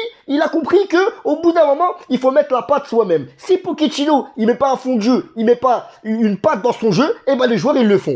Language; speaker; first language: French; native; French